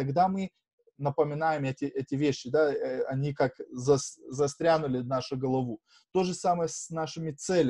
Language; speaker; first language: Russian; non-native, fluent; Lithuanian